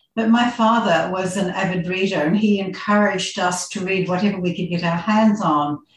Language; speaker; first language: English; native; English